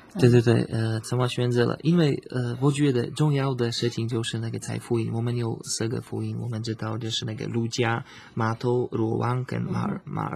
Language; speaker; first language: Chinese; non-native, fluent; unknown